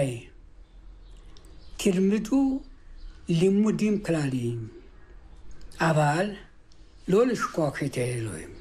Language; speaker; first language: Hebrew; early bilingual, other home language; Amharic